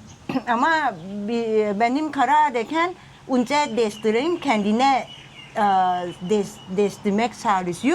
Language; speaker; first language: Turkish; non-native, learner; Thai